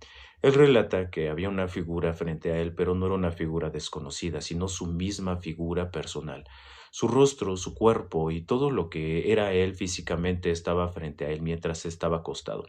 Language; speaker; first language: Spanish; native; Spanish